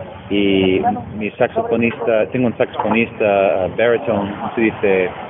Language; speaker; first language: Spanish; non-native, fluent; English